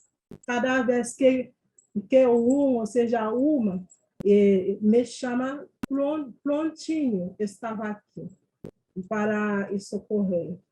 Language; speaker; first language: Portuguese; non-native, fluent; Haitian Creole